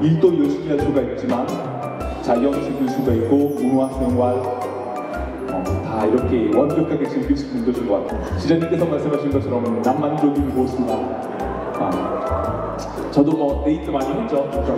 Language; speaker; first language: Korean; non-native, fluent; Italian